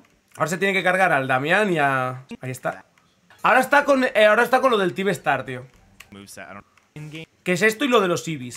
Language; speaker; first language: Spanish; native; Spanish